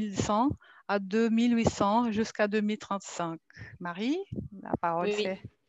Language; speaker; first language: French; non-native, fluent; Portuguese